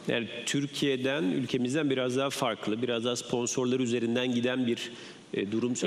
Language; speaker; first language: Turkish; native; Turkish